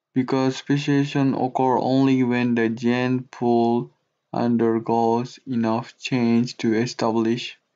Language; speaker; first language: English; non-native, learner; Japanese